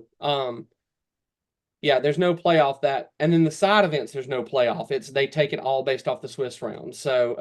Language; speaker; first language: English; native; English